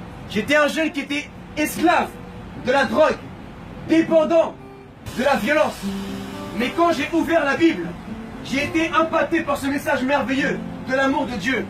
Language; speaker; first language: French; native; French